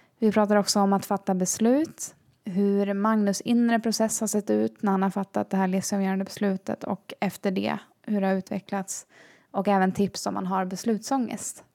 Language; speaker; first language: Swedish; native; Swedish